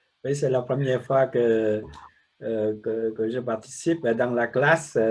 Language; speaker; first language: French; non-native, learner; Vietnamese